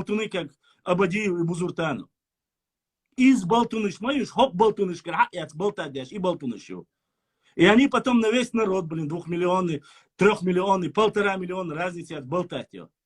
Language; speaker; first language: Russian; non-native, local second language; Chechen